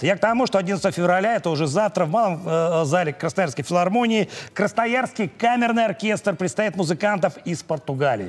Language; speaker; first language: Russian; native; Russian